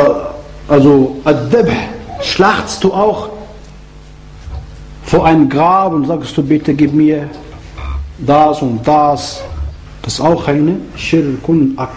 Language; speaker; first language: German; non-native, fluent; Arabic